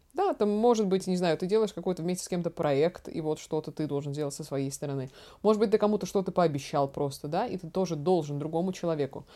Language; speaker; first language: Russian; native; Russian